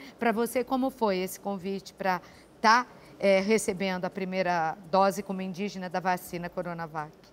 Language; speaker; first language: Portuguese; native; Portuguese